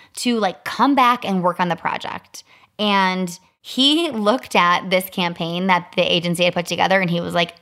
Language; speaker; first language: English; native; English